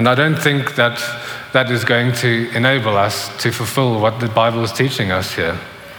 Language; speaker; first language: English; native; English